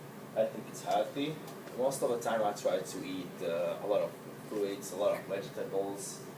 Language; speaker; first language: English; non-native, learner; Hungarian